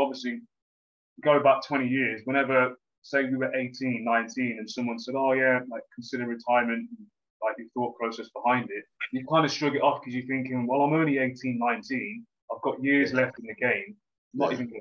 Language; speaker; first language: English; native; English